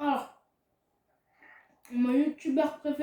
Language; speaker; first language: French; native; French